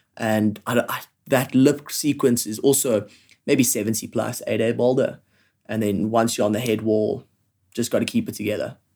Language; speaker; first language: English; native; English